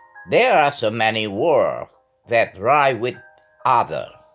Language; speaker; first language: English; non-native, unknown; Vietnamese